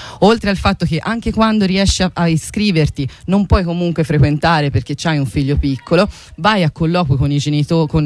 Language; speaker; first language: Italian; native; Italian